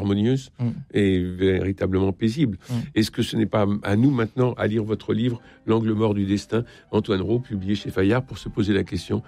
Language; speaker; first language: French; native; French